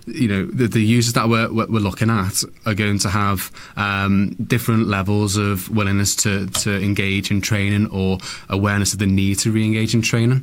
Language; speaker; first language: English; native; English